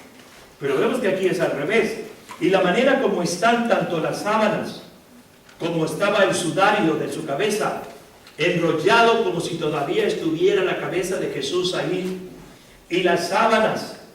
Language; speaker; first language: Spanish; native; Spanish